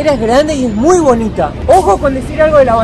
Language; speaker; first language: Spanish; native; Spanish